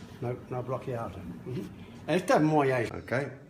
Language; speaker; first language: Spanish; non-native, learner; English